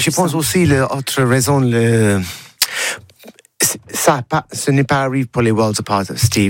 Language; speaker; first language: French; non-native, learner; English